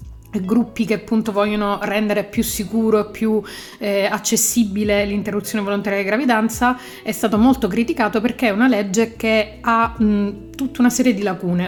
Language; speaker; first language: Italian; native; Italian